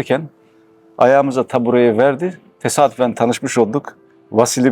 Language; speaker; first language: Turkish; native; Turkish